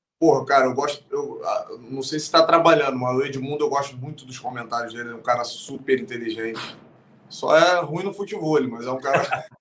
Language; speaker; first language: Portuguese; native; Portuguese